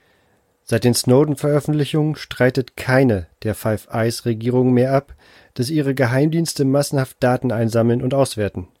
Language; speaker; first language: German; native; German